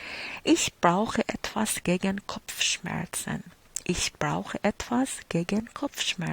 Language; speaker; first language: German; non-native, fluent; Persian